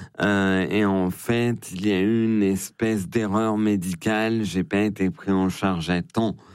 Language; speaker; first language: French; native; French